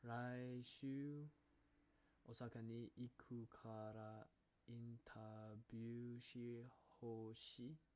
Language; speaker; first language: Japanese; non-native, learner; English